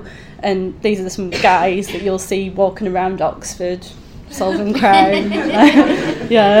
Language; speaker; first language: English; native; English